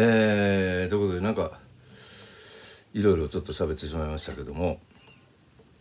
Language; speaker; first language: Japanese; native; Japanese